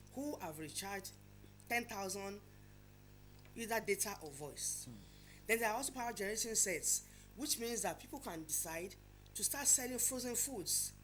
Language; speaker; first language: English; non-native, local second language; Yoruba